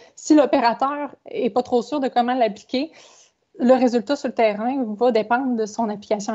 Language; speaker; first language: French; native; French